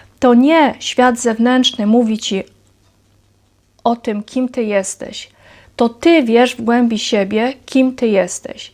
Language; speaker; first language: Polish; native; Polish